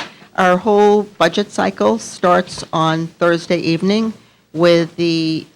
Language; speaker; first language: English; native; English